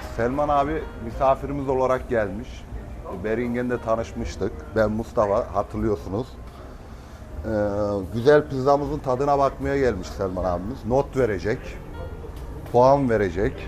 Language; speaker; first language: Turkish; native; Turkish